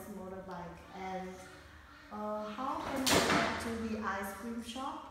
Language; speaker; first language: English; non-native, fluent; Vietnamese